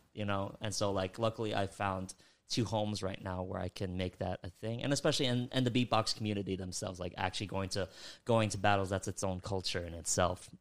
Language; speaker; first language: English; early bilingual, other home language; Filipino